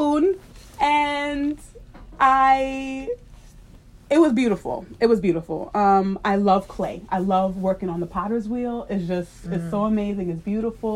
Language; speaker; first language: English; native; English